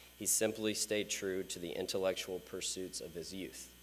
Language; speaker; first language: English; native; English